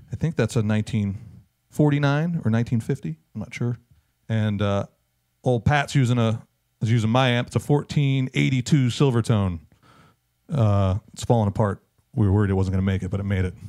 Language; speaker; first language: English; native; English